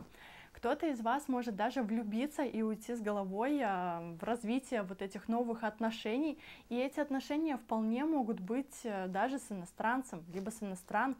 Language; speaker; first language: Russian; native; Russian